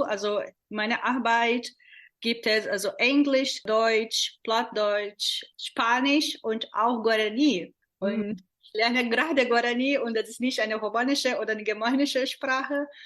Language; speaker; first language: German; non-native, fluent; Portuguese